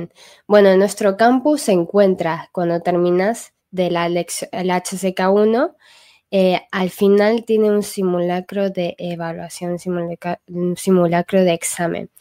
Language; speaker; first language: Spanish; non-native, fluent; Chinese